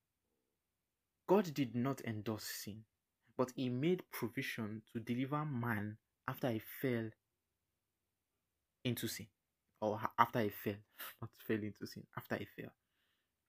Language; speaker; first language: English; non-native, local second language; Yoruba